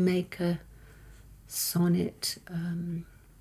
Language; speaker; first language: English; early bilingual, other home language; Persian